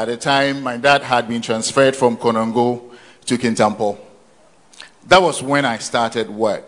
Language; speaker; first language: English; non-native, local second language; Akan